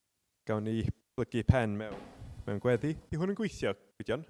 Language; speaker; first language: Welsh; native; Welsh